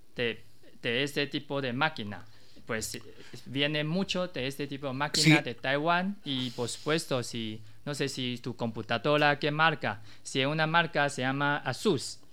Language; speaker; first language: Spanish; non-native, learner; Chinese